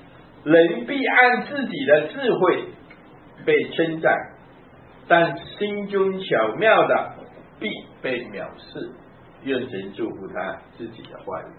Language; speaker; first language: Chinese; native; Chinese